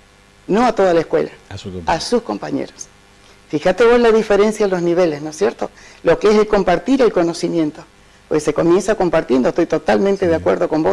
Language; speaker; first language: Spanish; native; Spanish